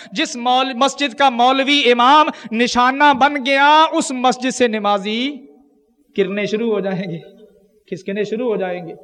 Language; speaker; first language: Urdu; non-native, local second language; Punjabi